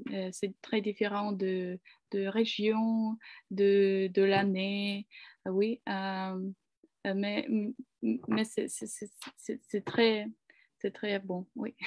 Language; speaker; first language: French; non-native, learner; Ukrainian